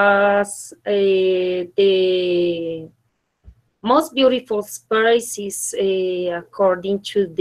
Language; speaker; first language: English; non-native, learner; Spanish